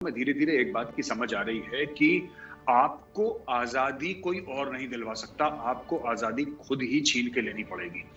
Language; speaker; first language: Hindi; native; Hindi